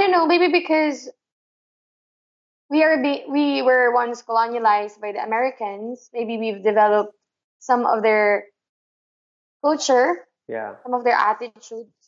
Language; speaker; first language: English; non-native, local second language; Filipino